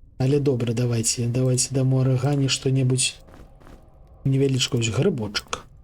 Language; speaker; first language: Belarusian; native; Belarusian